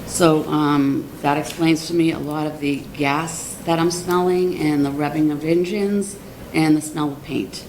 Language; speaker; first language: English; native; English